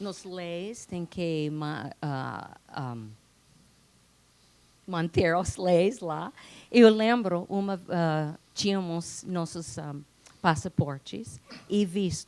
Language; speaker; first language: Portuguese; non-native, fluent; English